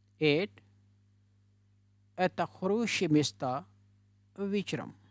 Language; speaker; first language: Russian; non-native, learner; Urdu